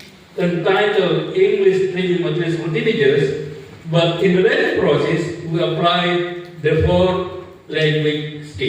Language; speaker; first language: English; non-native, fluent; Indonesian